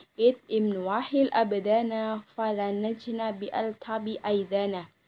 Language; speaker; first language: Arabic; non-native, learner; Indonesian